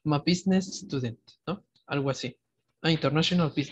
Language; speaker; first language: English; non-native, fluent; Spanish